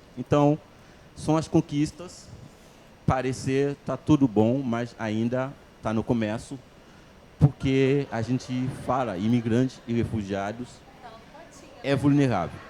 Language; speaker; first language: Portuguese; non-native, fluent; Haitian Creole